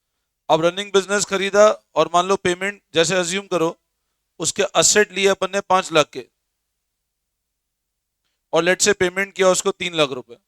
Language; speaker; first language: Hindi; native; Hindi